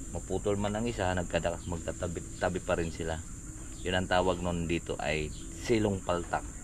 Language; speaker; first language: Filipino; non-native, local second language; Cebuano